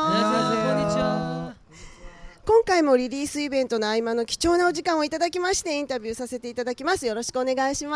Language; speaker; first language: Japanese; native; Japanese